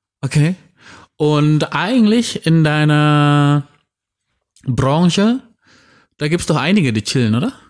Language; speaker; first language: German; non-native, fluent; Indonesian